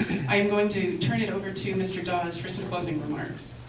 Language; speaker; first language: English; native; English